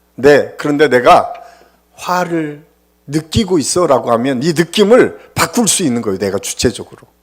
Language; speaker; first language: Korean; native; Korean